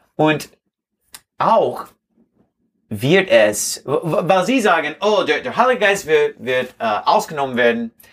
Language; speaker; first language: German; non-native, learner; English